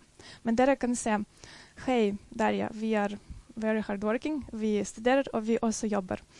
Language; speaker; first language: Norwegian; non-native, fluent; Russian